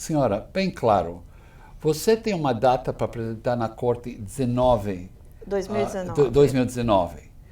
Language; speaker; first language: Portuguese; non-native, fluent; English